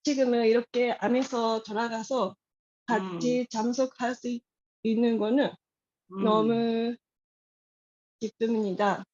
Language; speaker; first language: Korean; non-native, learner; Japanese